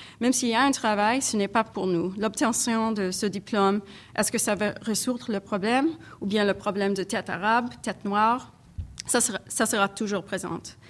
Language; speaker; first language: French; non-native, fluent; English